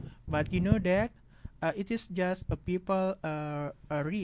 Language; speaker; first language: English; non-native, learner; Indonesian